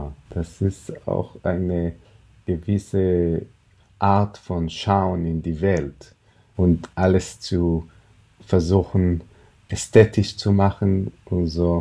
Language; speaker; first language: German; non-native, fluent; Hebrew